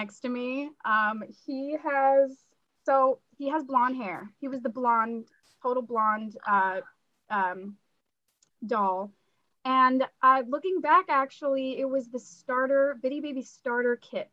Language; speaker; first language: English; native; English